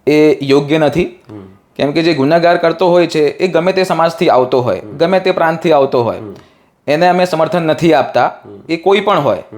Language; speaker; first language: Gujarati; non-native, local second language; Hindi